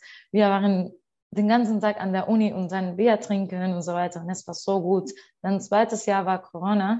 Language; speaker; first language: German; non-native, learner; Spanish